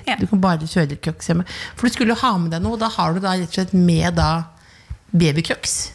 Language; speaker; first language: Norwegian; native; Norwegian